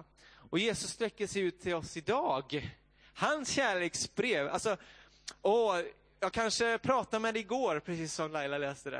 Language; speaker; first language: Swedish; native; Swedish